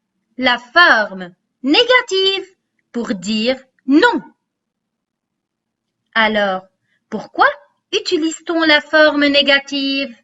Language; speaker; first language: French; non-native, local second language; Arabic